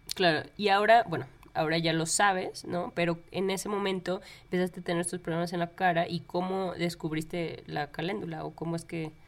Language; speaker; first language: Spanish; native; Spanish